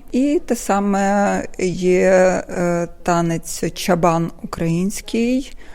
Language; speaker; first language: Ukrainian; native; Ukrainian